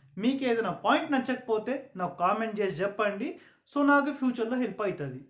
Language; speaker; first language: Telugu; non-native, local second language; Urdu